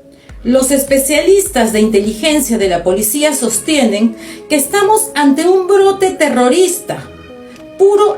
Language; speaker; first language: Spanish; native; Spanish